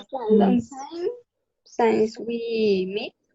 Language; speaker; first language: English; non-native, learner; Spanish